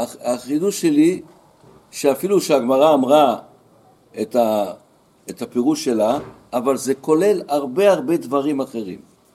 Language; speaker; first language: Hebrew; native; Hebrew